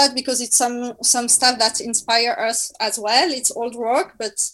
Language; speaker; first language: English; non-native, fluent; French